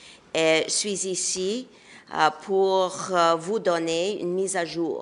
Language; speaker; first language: French; non-native, local second language; English